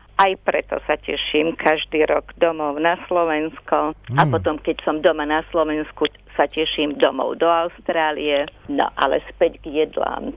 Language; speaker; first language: Slovak; native; Slovak